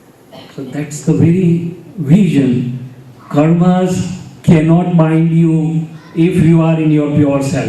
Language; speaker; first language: English; non-native, local second language; Gujarati